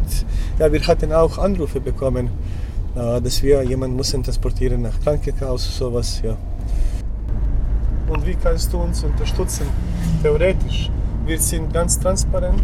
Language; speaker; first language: German; non-native, learner; Bosnian